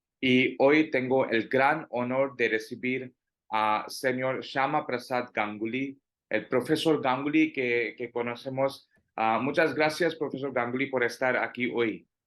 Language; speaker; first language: Spanish; non-native, fluent; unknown